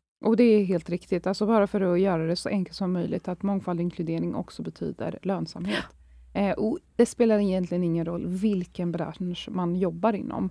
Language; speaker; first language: Swedish; early bilingual, other home language; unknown